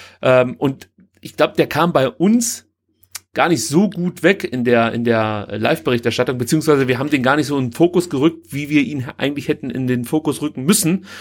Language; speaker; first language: German; native; German